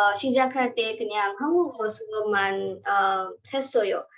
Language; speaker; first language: Korean; non-native, learner; Marathi